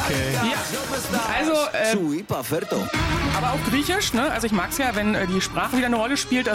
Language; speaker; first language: German; native; German